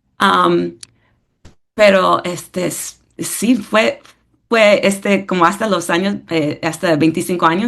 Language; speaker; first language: Spanish; early bilingual, heritage; English